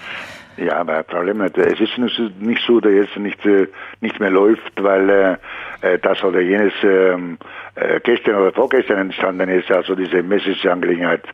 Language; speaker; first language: German; non-native, fluent; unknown